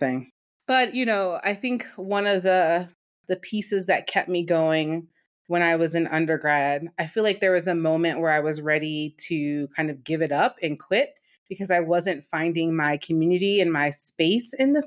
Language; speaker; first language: English; native; English